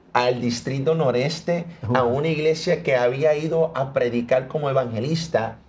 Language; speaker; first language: Spanish; early bilingual, heritage; Spanish